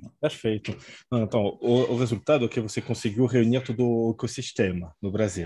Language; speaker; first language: Portuguese; non-native, fluent; French